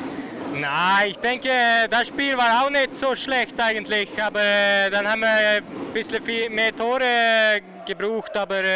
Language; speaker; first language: German; non-native, fluent; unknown